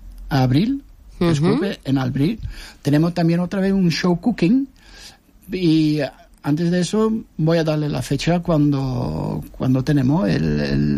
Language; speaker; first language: Spanish; non-native, fluent; Dutch